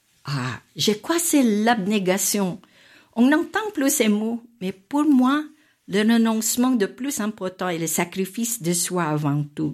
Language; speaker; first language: French; non-native, fluent; Filipino